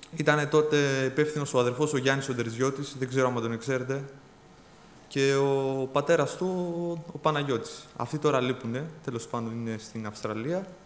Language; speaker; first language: Greek; early bilingual, other home language; Bulgarian